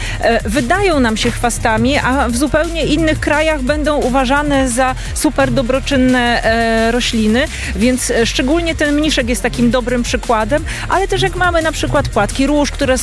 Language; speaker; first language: Polish; native; Polish